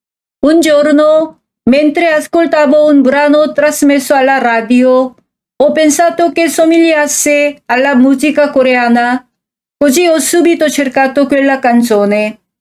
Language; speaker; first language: Italian; non-native, fluent; Korean